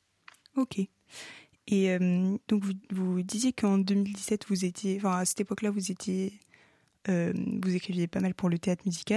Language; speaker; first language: French; native; French